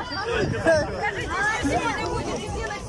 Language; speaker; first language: Russian; native; Russian